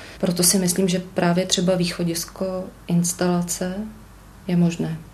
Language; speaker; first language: Czech; native; Czech